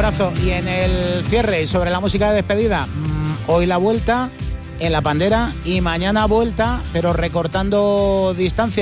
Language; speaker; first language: Spanish; native; Spanish